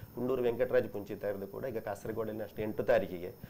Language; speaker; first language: Kannada; non-native, local second language; Tulu